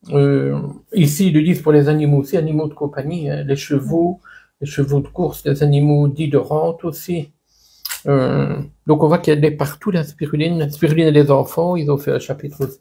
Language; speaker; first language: French; native; French